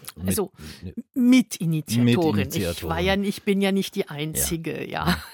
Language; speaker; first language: German; non-native, fluent; French